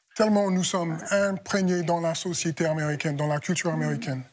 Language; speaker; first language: French; non-native, fluent; English